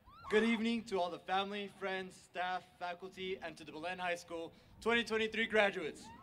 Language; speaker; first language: English; early bilingual, other home language; Spanish